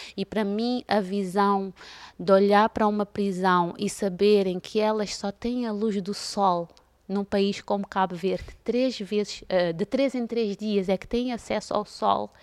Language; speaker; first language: Portuguese; non-native, local second language; Kabuverdianu